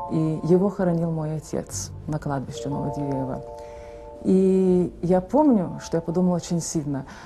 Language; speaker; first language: Russian; early bilingual, heritage; Russian